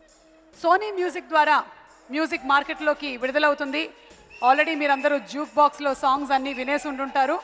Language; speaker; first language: Telugu; native; Telugu